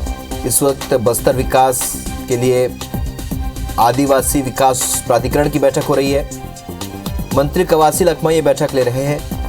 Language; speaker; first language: Hindi; native; Hindi